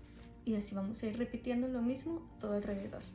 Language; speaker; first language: Spanish; early bilingual, heritage; Spanish